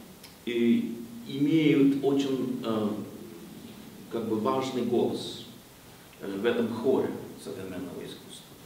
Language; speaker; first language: Russian; non-native, fluent; Swedish